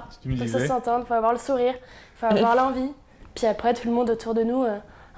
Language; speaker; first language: French; native; French